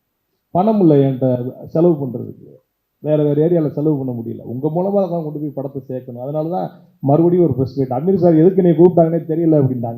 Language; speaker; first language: Tamil; native; Tamil